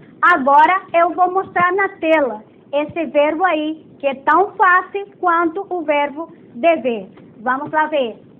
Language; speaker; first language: Portuguese; non-native, fluent; Spanish